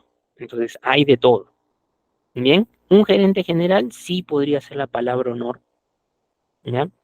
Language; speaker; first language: Spanish; native; Spanish